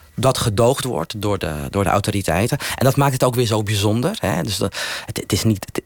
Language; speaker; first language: Dutch; early bilingual, other home language; Riffian